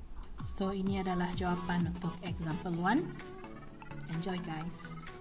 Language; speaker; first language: Malay; native; Malay